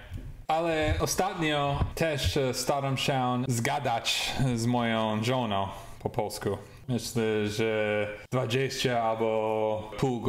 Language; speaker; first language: Polish; non-native, learner; English